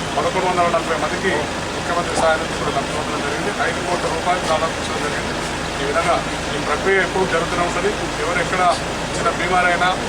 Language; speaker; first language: Telugu; native; Telugu